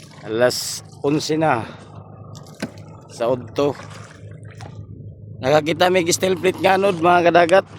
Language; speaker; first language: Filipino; non-native, local second language; Cebuano